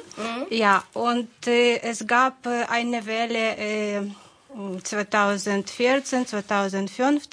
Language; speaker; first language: German; non-native, fluent; Ukrainian